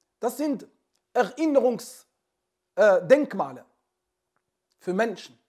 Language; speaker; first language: German; non-native, fluent; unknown